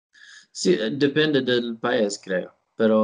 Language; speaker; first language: Spanish; non-native, learner; Swedish